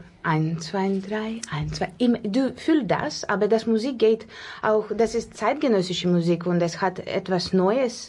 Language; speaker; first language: German; non-native, learner; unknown